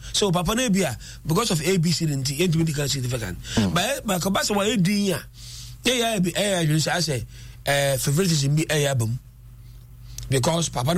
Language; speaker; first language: English; non-native, local second language; Akan